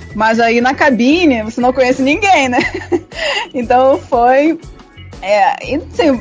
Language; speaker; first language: Portuguese; non-native, fluent; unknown